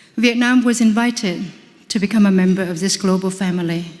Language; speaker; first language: English; non-native, fluent; Vietnamese